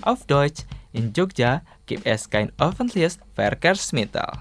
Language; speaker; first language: German; non-native, fluent; Indonesian